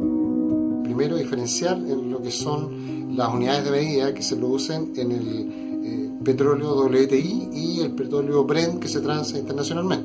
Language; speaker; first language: Spanish; native; Spanish